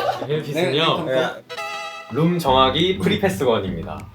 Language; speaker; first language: Korean; native; Korean